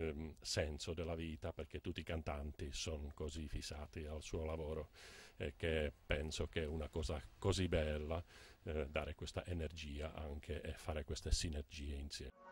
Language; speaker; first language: Italian; non-native, fluent; Czech